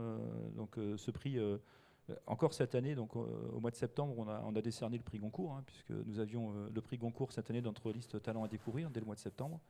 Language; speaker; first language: French; native; French